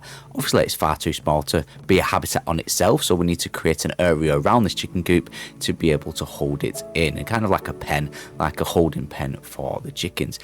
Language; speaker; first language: English; native; English